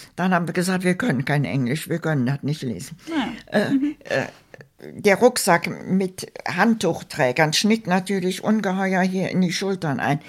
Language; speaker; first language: German; native; German